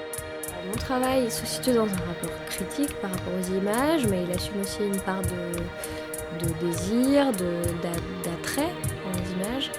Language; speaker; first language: French; native; French